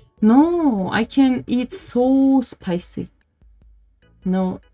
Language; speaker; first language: English; non-native, learner; Turkish